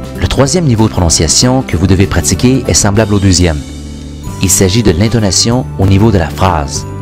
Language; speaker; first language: French; native; French